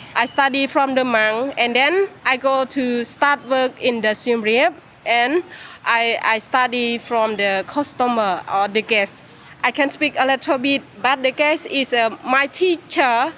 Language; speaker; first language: English; non-native, learner; Khmer